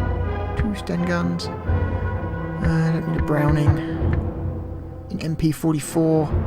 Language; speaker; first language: English; native; English